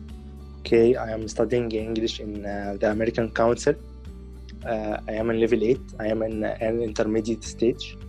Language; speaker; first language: English; non-native, learner; Arabic